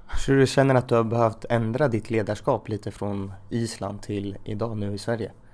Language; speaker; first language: Swedish; native; Swedish